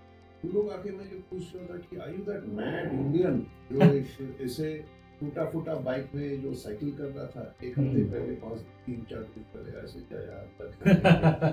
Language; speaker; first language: Hindi; non-native, local second language; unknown